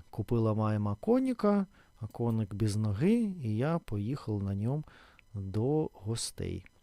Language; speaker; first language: Ukrainian; native; Ukrainian